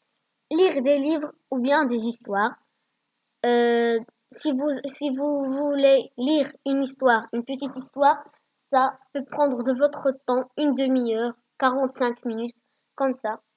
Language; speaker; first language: French; non-native, learner; Arabic